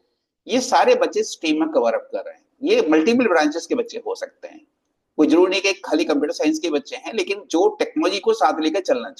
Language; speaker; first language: Hindi; native; Hindi